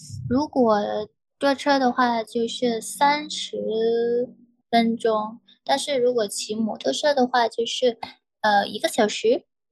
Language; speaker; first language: Chinese; non-native, learner; Thai